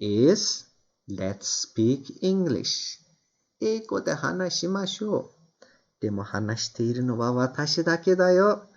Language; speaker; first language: Japanese; non-native, fluent; Turkish